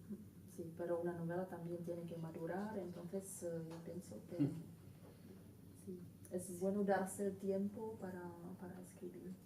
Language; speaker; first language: Spanish; non-native, fluent; Czech